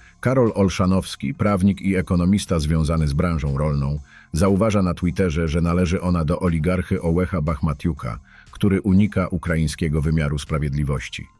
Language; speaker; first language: Polish; native; Polish